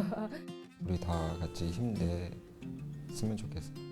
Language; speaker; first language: Korean; non-native, fluent; Chinese